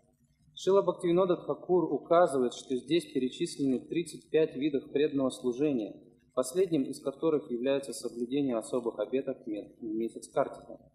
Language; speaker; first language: Russian; native; Russian